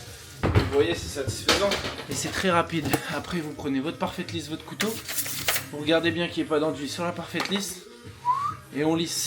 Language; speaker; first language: French; native; French